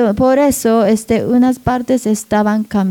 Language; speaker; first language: Spanish; non-native, learner; Japanese